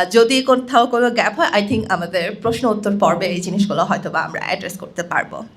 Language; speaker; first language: Bangla; non-native, local second language; Chakma